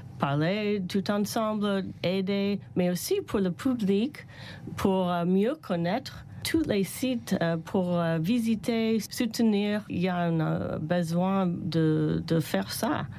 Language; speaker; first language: French; non-native, learner; English